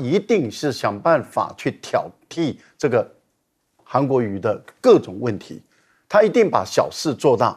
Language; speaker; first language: Chinese; native; Chinese